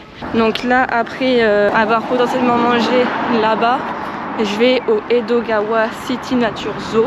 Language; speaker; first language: French; native; French